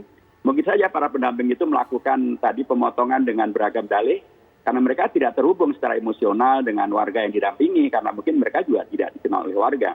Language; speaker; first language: Indonesian; native; Indonesian